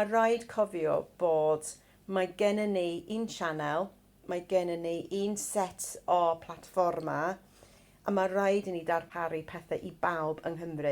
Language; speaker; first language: Welsh; non-native, fluent; English